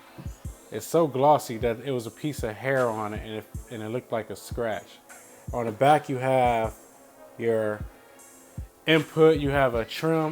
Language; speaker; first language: English; native; English